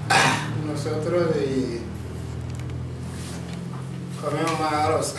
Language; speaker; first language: Spanish; non-native, learner; Wolof